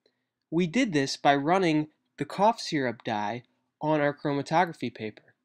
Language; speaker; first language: English; native; English